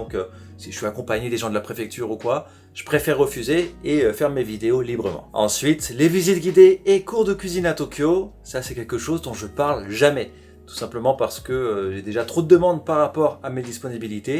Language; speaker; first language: French; native; French